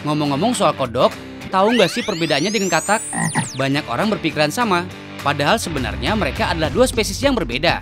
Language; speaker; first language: Indonesian; native; Indonesian